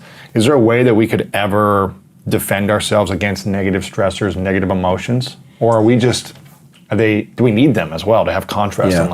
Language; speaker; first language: English; native; English